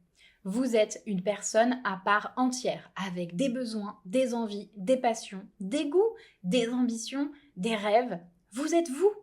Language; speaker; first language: French; native; French